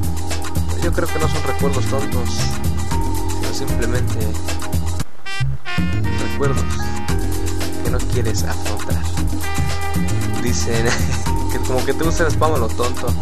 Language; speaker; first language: Spanish; native; Spanish